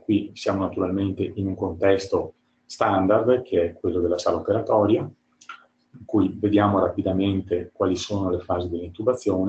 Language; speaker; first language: Italian; native; Italian